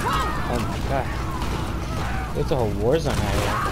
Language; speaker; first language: English; native; English